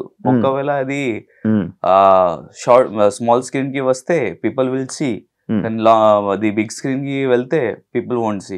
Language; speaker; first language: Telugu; non-native, learner; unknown